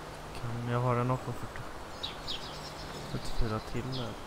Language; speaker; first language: Swedish; native; Swedish